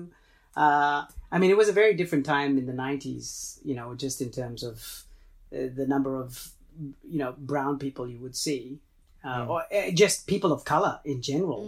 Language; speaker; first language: English; non-native, fluent; Tamil